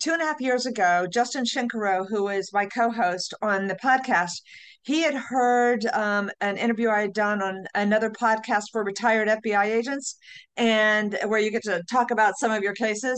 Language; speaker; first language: English; native; English